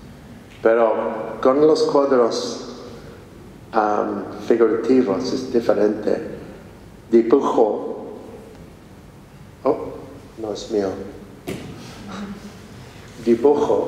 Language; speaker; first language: Spanish; non-native, fluent; English